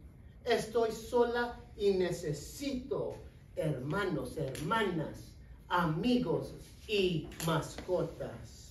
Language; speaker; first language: Spanish; non-native, fluent; English